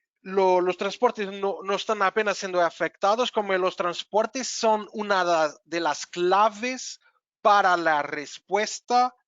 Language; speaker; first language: Spanish; non-native, fluent; Portuguese